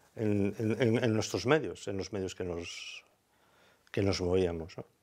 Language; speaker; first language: Spanish; native; Spanish